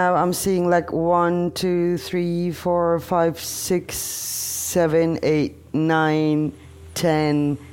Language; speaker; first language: English; non-native, fluent; Turkish